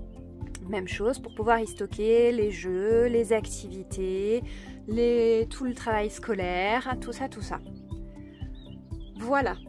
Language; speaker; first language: French; native; French